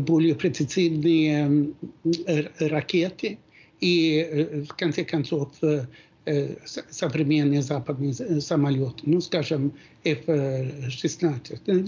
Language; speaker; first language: Russian; non-native, fluent; Swedish